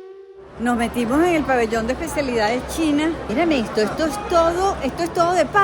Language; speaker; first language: Spanish; native; Spanish